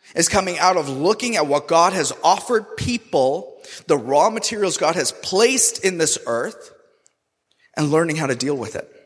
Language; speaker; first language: English; non-native, local second language; Urdu